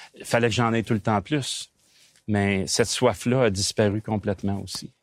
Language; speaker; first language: French; native; French